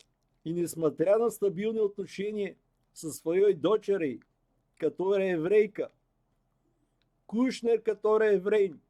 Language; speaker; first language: Russian; non-native, learner; Bulgarian